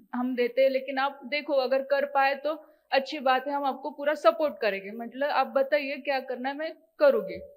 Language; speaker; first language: Hindi; non-native, local second language; Marathi